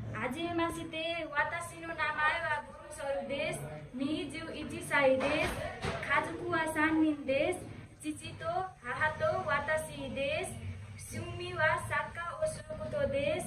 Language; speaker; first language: Japanese; non-native, learner; Nepali